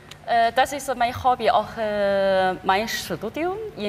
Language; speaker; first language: German; non-native, fluent; Chinese